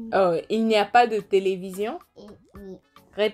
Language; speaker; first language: French; non-native, fluent; English